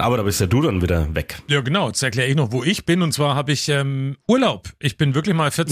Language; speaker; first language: German; native; German